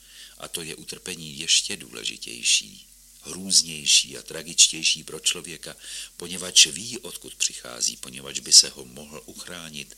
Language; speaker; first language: Czech; native; Czech